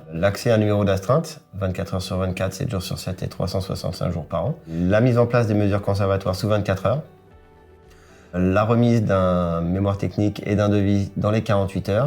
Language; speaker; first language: French; native; French